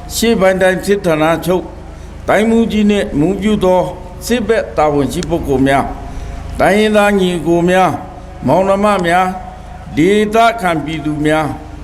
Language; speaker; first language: Burmese; non-native, local second language; Pa'o Karen